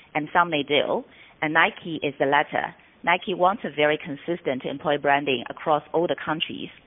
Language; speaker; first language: English; non-native, fluent; Chinese